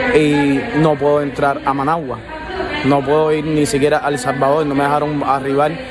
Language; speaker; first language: Spanish; native; Spanish